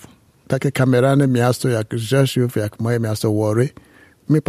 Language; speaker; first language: Polish; non-native, fluent; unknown